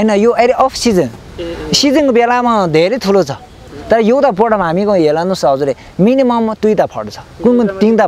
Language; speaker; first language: Nepali; non-native, learner; Chinese